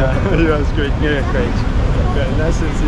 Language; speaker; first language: English; non-native, learner; Cantonese